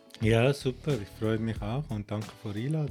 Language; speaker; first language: German; non-native, fluent; Arabic